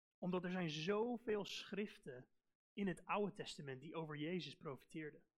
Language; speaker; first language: Dutch; non-native, fluent; English